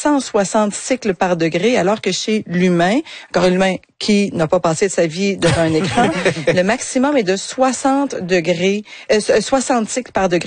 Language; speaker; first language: French; native; French